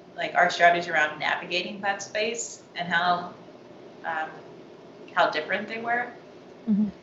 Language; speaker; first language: English; native; English